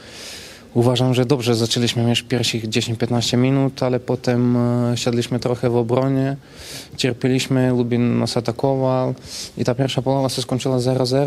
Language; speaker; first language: Polish; non-native, fluent; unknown